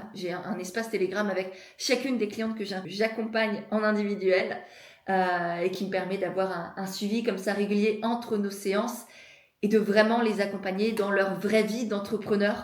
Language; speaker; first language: French; native; French